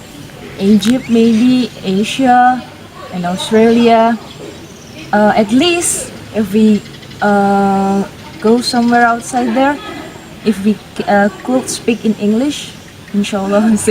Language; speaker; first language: English; non-native, fluent; Indonesian